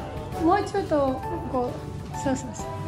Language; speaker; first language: Japanese; non-native, learner; Filipino